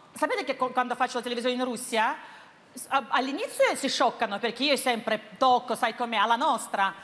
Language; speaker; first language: Italian; non-native, fluent; Russian